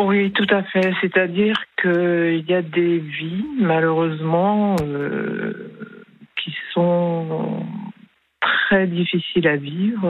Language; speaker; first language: French; early bilingual, other home language; Spanish